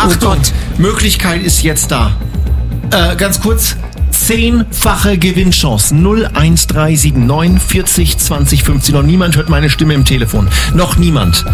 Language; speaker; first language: German; native; German